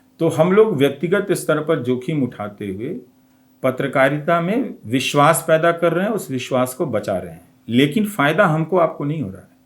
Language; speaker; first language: Hindi; non-native, local second language; Bhojpuri